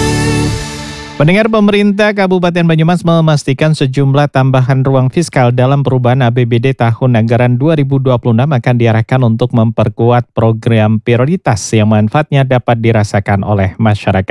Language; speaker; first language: Indonesian; native; Indonesian